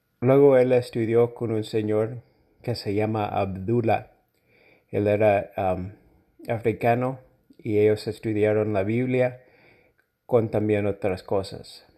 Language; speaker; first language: Spanish; non-native, learner; English